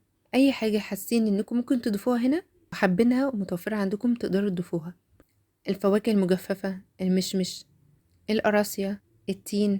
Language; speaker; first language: Arabic; native; Arabic